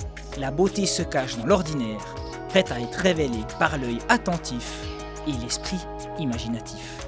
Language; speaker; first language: French; native; French